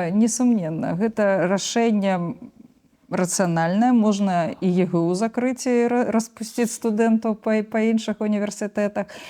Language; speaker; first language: Belarusian; native; Belarusian